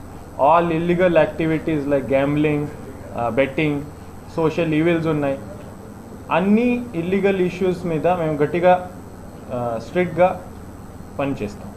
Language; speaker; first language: Telugu; non-native, learner; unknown